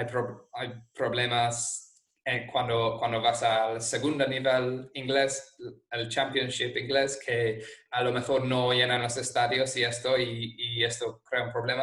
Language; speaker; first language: Spanish; non-native, fluent; English